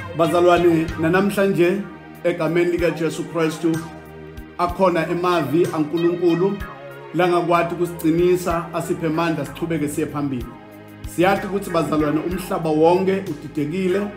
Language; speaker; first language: Zulu; non-native, local second language; Swati